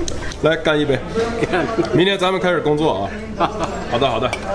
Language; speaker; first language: Chinese; native; Chinese